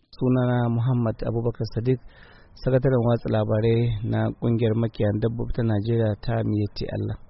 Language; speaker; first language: Hausa; non-native, local second language; Fula